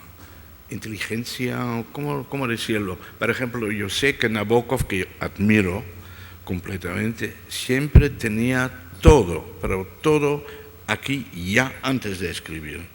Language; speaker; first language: Spanish; non-native, fluent; Dutch